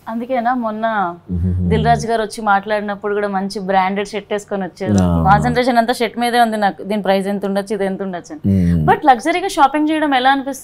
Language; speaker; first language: Telugu; native; Telugu